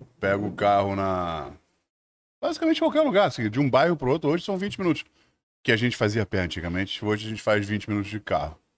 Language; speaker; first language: Portuguese; native; Portuguese